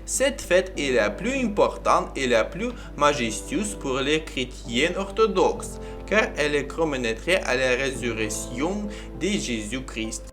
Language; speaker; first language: French; non-native, learner; Ukrainian